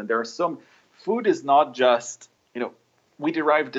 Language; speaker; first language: English; native; English